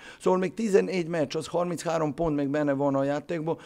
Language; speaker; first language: Hungarian; non-native, fluent; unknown